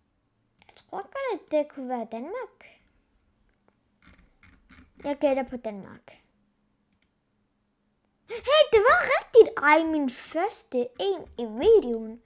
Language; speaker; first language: Danish; early bilingual, other home language; Spanish